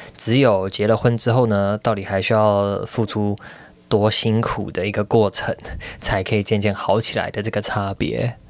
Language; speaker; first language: Chinese; native; Chinese